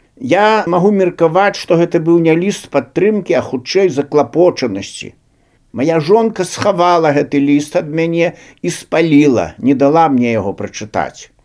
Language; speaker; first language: Belarusian; native; Belarusian